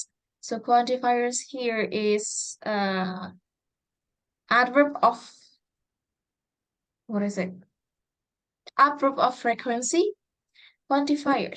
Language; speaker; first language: English; non-native, fluent; Indonesian